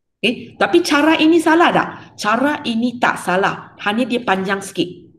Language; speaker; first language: Malay; non-native, local second language; Chinese